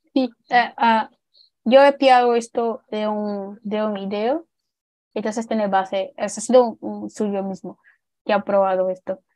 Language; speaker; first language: Spanish; non-native, learner; Portuguese